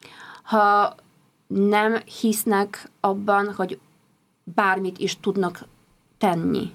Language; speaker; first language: Hungarian; non-native, fluent; Polish